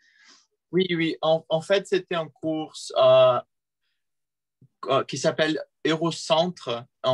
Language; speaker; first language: French; non-native, learner; Portuguese